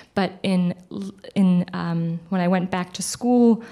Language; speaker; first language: English; early bilingual, other home language; Persian